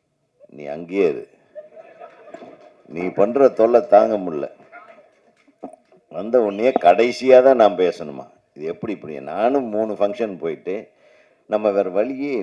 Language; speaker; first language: Tamil; native; Tamil